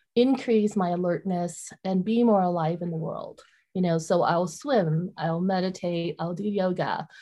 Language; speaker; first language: English; early bilingual, other home language; Vietnamese